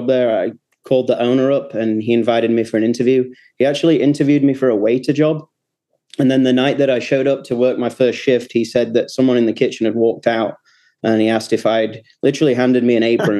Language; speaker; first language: English; native; English